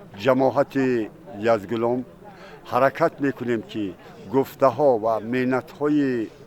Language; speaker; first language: Tajik; non-native, local second language; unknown